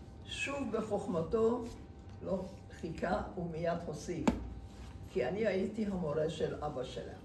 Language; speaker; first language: Hebrew; non-native, fluent; Hungarian